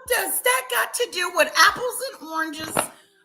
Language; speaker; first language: English; native; English